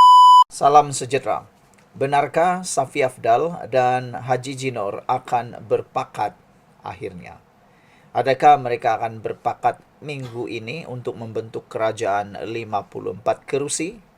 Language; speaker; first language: Malay; native; Malay